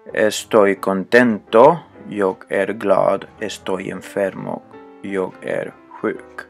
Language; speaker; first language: Swedish; non-native, fluent; Spanish